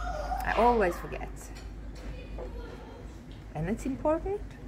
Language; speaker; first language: English; non-native, fluent; Norwegian